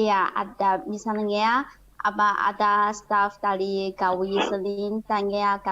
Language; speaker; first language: Indonesian; non-native, fluent; Chinese